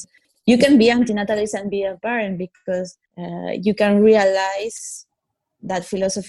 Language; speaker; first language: English; non-native, fluent; Italian